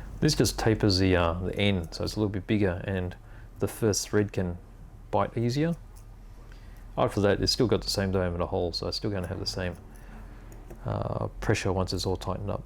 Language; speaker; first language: English; native; English